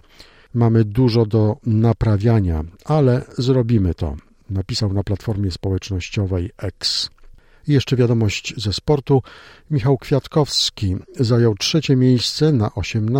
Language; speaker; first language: Polish; native; Polish